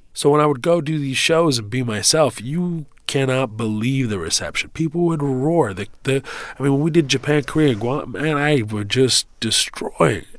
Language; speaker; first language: English; early bilingual, other home language; Arabic